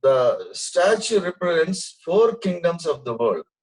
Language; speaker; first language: English; non-native, local second language; Telugu